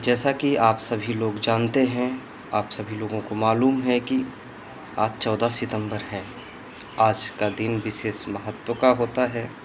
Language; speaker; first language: Hindi; native; Hindi